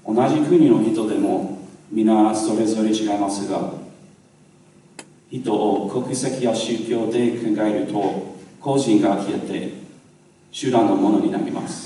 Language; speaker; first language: Japanese; non-native, learner; English